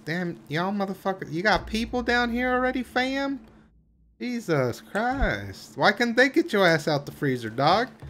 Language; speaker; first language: English; native; English